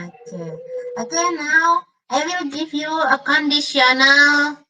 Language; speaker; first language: English; non-native, learner; Indonesian